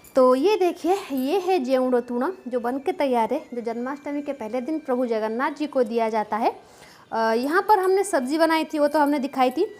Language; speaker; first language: Hindi; non-native, local second language; Bangla